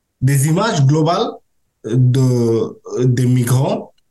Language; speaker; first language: French; non-native, learner; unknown